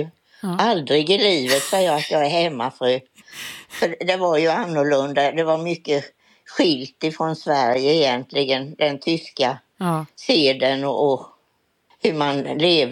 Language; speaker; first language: Swedish; native; Swedish